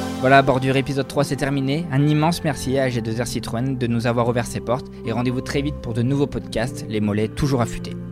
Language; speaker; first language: French; native; French